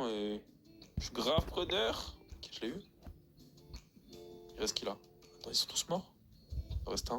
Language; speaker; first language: French; native; French